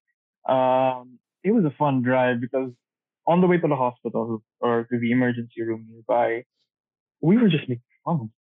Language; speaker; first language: English; non-native, local second language; Cebuano